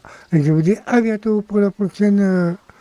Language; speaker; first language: French; native; French